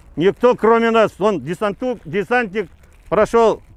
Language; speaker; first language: Russian; non-native, local second language; Kazakh